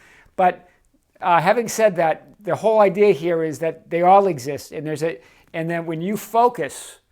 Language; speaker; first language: English; native; English